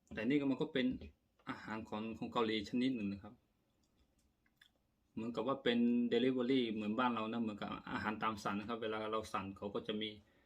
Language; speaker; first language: Thai; native; Thai